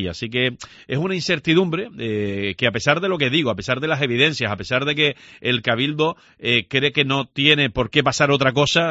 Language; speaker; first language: Spanish; native; Spanish